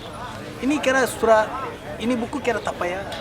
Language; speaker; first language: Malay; non-native, local second language; Tamil